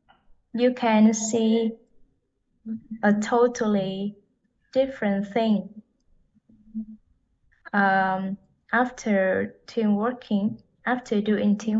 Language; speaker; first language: English; non-native, learner; Vietnamese